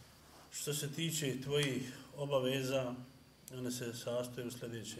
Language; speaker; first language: Bosnian; native; Bosnian